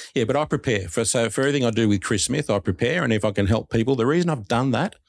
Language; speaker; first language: English; native; English